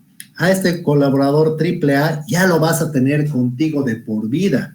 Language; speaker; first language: Spanish; native; Spanish